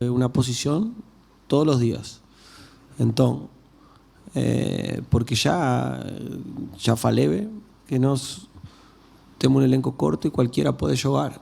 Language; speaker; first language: Portuguese; non-native, learner; Spanish